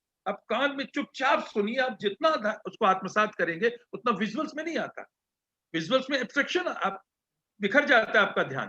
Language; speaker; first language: Hindi; native; Hindi